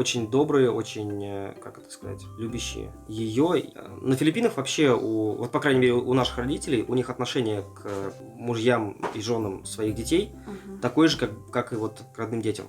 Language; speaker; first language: Russian; native; Russian